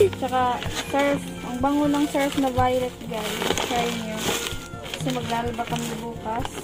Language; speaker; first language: Filipino; non-native, local second language; Cebuano